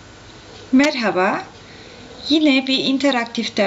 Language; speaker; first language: Turkish; native; Turkish